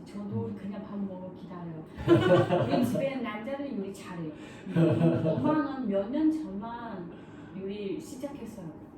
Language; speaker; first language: Korean; non-native, learner; Chinese